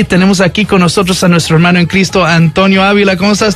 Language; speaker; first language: Spanish; early bilingual, heritage; Spanish